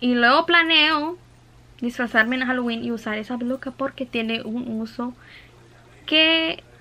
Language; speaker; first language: Spanish; early bilingual, heritage; Spanish